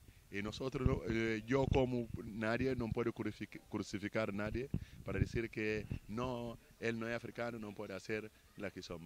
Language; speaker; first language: Spanish; non-native, fluent; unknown